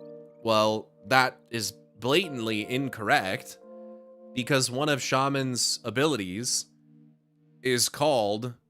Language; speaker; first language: English; native; English